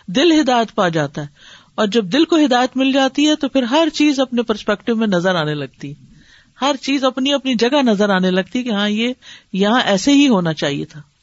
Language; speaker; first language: Urdu; native; Urdu